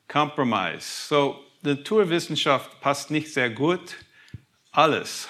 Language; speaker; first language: German; non-native, fluent; English